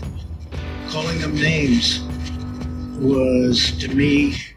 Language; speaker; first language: English; native; English